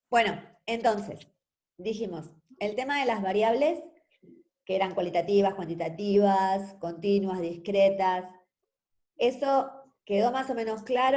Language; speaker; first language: Spanish; native; Spanish